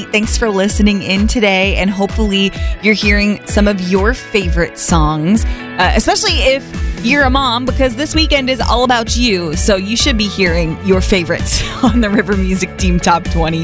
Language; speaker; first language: English; native; English